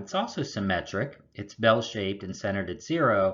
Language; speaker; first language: English; native; English